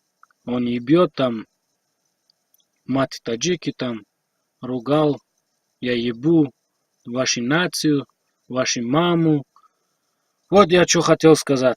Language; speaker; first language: Russian; non-native, learner; Tajik